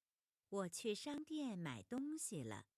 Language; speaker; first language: Chinese; non-native, learner; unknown